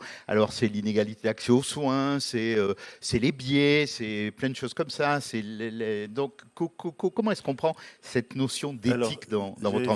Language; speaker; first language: French; native; French